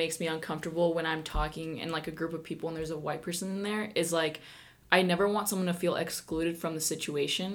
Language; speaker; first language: English; early bilingual, other home language; Spanish